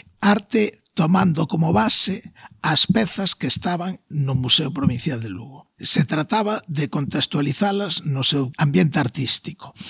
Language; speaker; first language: Galician; non-native, local second language; Spanish